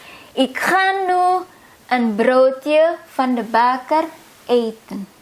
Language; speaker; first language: Dutch; non-native, fluent; Indonesian